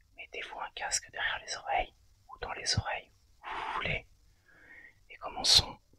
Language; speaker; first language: French; native; French